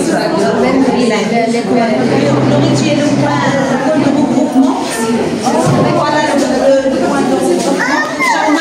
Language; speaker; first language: French; non-native, local second language; Arabic